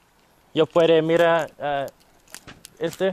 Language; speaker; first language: Spanish; non-native, learner; English